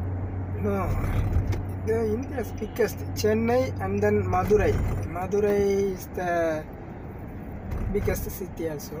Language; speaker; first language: English; non-native, local second language; Tamil